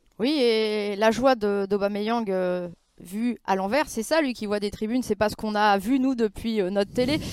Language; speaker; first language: French; native; French